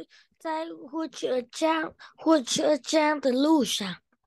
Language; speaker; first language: Chinese; non-native, learner; Vietnamese